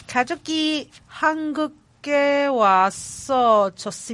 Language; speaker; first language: Korean; non-native, learner; Cantonese